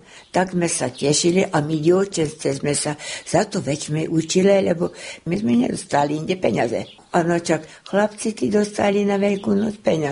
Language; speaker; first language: Slovak; native; Slovak